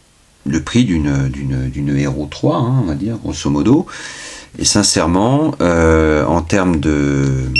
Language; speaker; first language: French; native; French